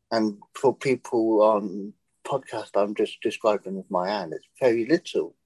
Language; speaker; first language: English; native; English